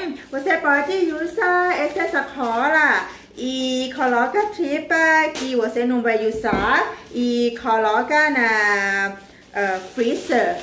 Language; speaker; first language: Portuguese; non-native, learner; Thai